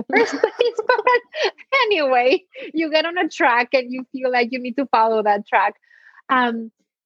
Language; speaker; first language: English; non-native, fluent; Spanish